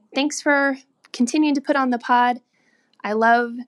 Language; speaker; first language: English; native; English